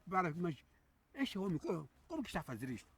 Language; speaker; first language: Portuguese; non-native, local second language; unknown